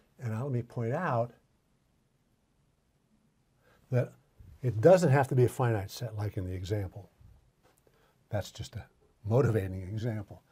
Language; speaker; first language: English; native; English